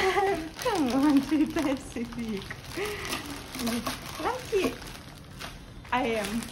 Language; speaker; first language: English; non-native, learner; Russian